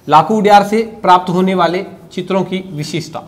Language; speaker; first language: Hindi; native; Hindi